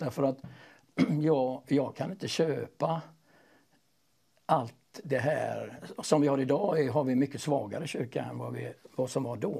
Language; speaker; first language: Swedish; native; Swedish